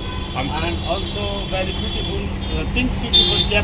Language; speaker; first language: English; non-native, learner; Hindi